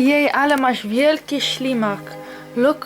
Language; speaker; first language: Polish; early bilingual, heritage; English